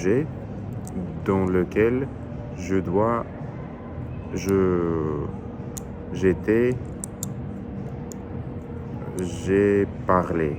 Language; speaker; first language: French; non-native, learner; Russian